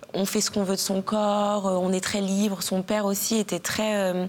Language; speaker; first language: French; native; French